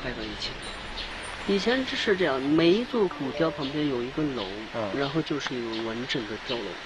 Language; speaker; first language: Chinese; native; Chinese